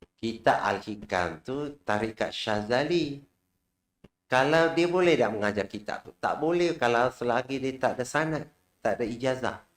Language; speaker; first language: Malay; non-native, local second language; Chinese